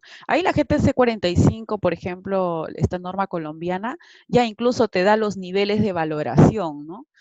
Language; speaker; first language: Spanish; native; Spanish